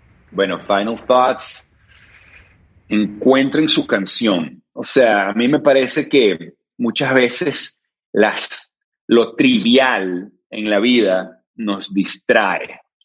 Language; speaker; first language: Spanish; native; Spanish